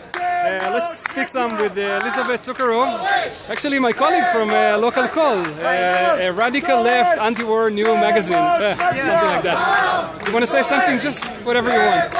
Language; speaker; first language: English; non-native, fluent; Hebrew